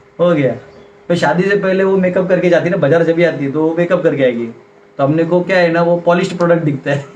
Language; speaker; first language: Hindi; non-native, local second language; Marathi